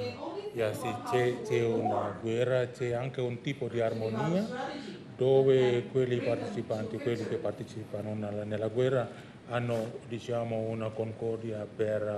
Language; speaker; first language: Italian; non-native, learner; Indonesian